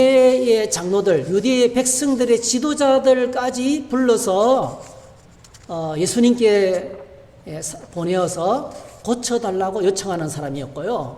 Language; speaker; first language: Korean; native; Korean